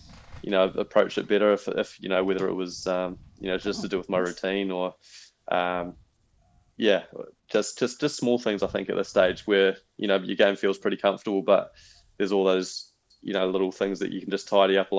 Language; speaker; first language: English; native; English